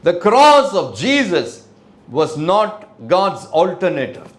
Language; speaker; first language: English; non-native, local second language; Tamil